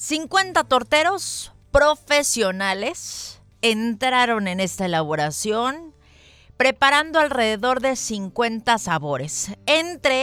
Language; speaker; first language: Spanish; native; Spanish